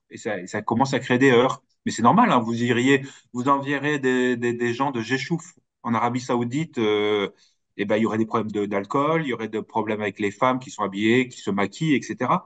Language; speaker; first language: French; native; French